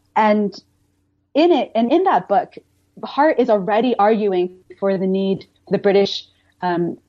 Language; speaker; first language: English; native; English